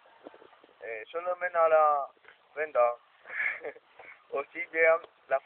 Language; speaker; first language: French; non-native, learner; Spanish